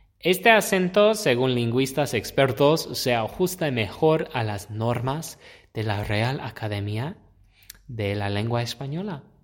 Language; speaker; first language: Spanish; non-native, fluent; English